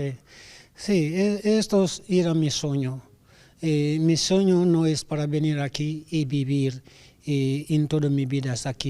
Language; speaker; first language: Spanish; non-native, learner; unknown